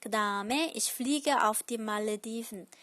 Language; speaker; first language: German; non-native, fluent; Korean